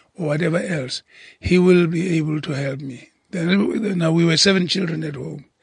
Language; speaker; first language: English; non-native, local second language; Southern Sotho